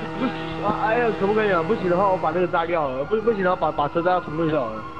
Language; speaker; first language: Chinese; native; Chinese